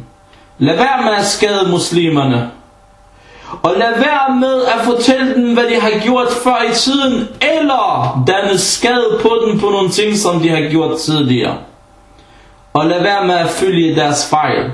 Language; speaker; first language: Danish; early bilingual, other home language; Arabic